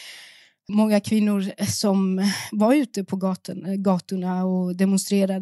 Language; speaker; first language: Swedish; early bilingual, other home language; Persian